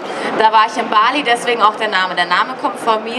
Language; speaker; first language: German; native; German